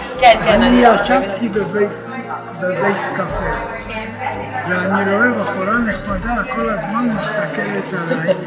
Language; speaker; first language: Hebrew; non-native, fluent; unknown